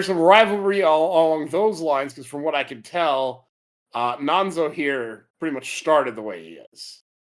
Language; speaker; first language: English; native; English